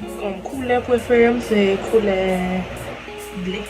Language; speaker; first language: French; non-native, learner; Haitian Creole